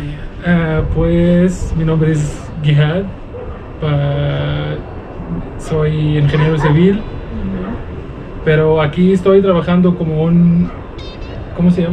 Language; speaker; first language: Spanish; non-native, learner; Arabic